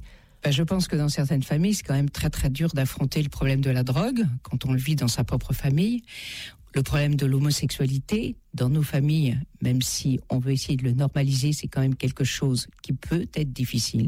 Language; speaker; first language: French; native; French